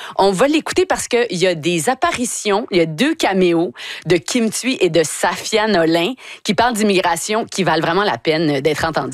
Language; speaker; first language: French; native; French